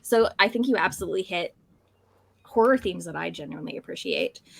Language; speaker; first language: English; native; English